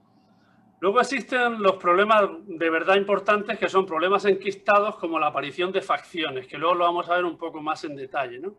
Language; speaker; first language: Spanish; native; Spanish